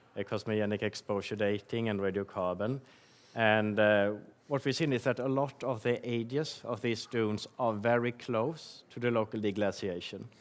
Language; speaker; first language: English; non-native, fluent; Swedish